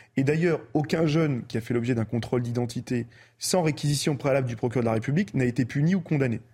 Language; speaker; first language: French; early bilingual, other home language; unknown